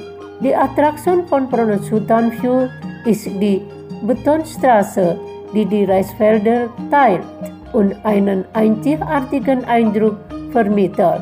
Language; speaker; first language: German; non-native, fluent; Indonesian